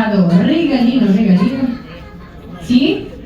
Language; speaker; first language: Italian; non-native, fluent; Spanish